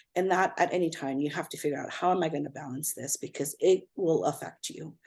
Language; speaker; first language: English; native; English